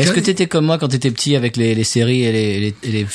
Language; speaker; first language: French; native; French